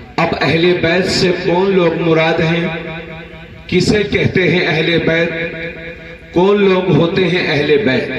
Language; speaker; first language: Urdu; native; Urdu